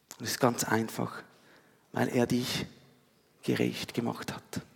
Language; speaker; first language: German; native; German